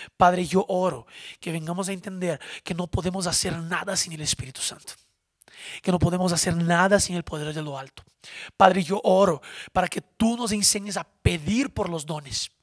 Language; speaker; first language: Spanish; non-native, fluent; Portuguese